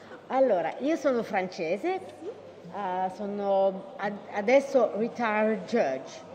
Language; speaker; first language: Italian; non-native, fluent; French